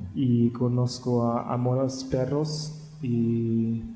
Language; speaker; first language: Spanish; non-native, learner; German